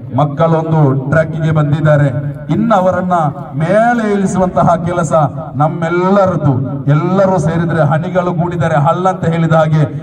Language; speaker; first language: Kannada; non-native, local second language; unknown